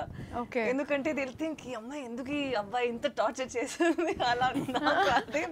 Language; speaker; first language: Telugu; non-native, learner; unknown